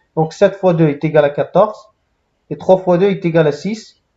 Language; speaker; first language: French; non-native, local second language; Arabic